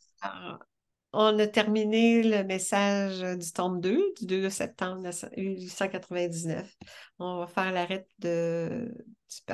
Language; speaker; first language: French; native; French